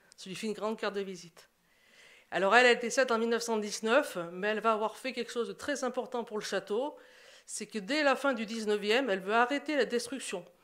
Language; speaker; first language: French; native; French